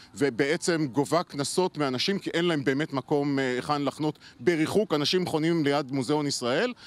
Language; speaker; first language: Hebrew; native; Hebrew